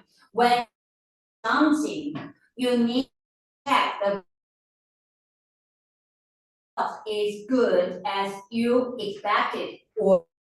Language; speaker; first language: English; non-native, fluent; Chinese